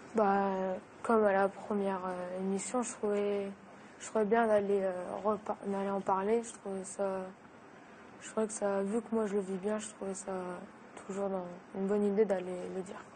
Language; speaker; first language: French; native; French